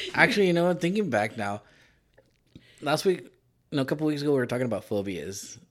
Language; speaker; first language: English; early bilingual, other home language; Spanish